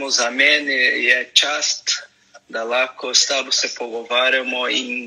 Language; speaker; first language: Slovenian; non-native, learner; Portuguese